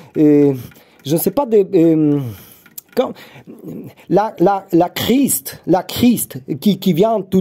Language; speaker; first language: French; non-native, learner; Polish